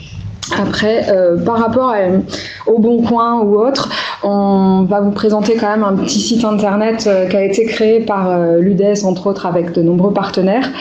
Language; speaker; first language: French; native; French